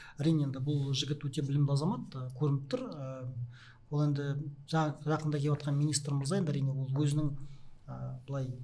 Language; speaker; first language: Kazakh; non-native, local second language; Russian